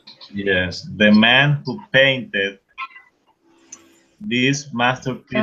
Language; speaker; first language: English; non-native, fluent; Spanish